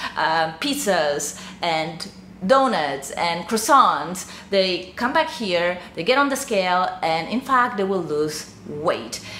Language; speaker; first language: English; non-native, fluent; Polish